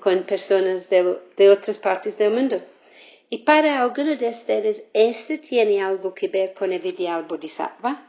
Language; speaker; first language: Spanish; non-native, fluent; English